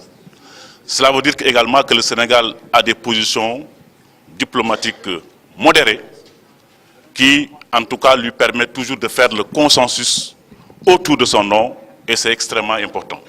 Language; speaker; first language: French; non-native, local second language; Wolof